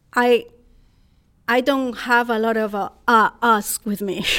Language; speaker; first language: English; non-native, fluent; Spanish